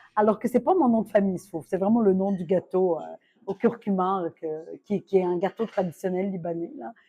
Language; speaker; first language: French; non-native, fluent; Arabic